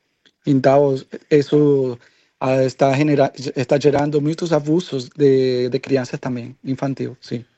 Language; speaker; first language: Portuguese; non-native, learner; Spanish